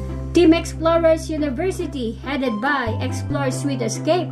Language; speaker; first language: English; non-native, local second language; Filipino